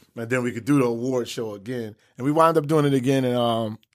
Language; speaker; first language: English; native; English